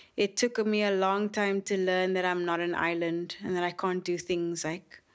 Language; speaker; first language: English; native; English